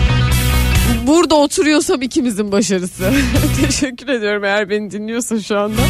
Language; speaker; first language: Turkish; native; Turkish